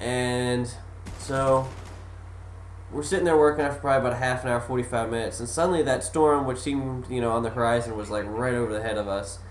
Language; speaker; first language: English; native; English